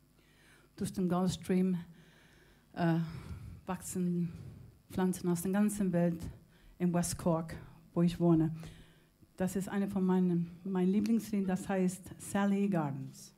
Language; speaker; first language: German; non-native, fluent; Spanish